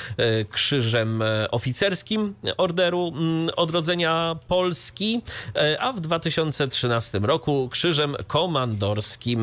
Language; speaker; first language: Polish; native; Polish